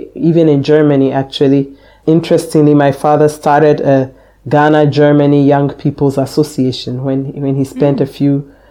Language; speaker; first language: English; native; English